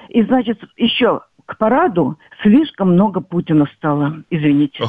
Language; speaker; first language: Russian; native; Russian